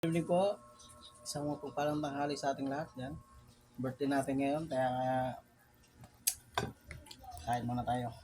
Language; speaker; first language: Filipino; native; Filipino